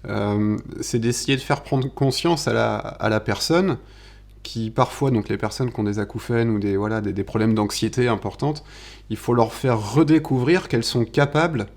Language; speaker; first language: French; native; French